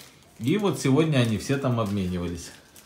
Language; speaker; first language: Russian; native; Russian